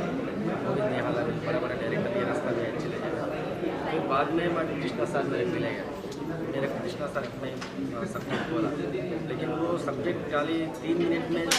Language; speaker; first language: Hindi; non-native, local second language; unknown